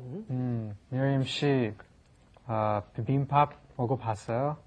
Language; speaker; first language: Korean; non-native, learner; English